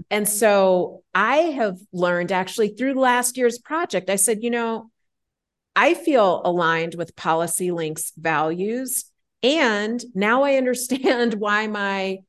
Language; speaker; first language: English; native; English